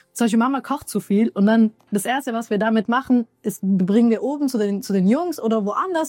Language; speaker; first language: German; early bilingual, other home language; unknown